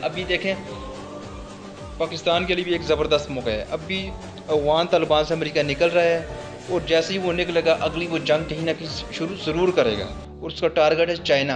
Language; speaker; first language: Hindi; non-native, local second language; Punjabi